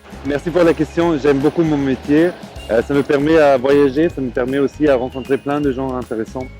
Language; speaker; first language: French; non-native, fluent; German